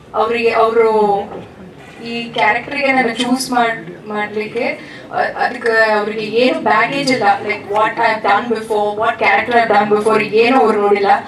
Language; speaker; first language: Kannada; non-native, learner; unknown